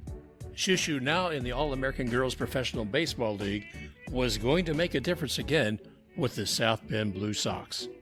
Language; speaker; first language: English; native; English